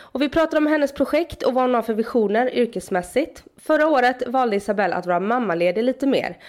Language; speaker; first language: Swedish; native; Swedish